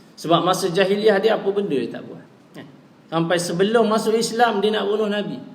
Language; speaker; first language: Malay; native; Malay